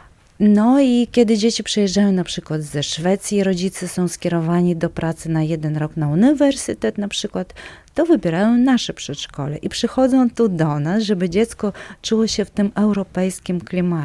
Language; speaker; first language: Polish; non-native, local second language; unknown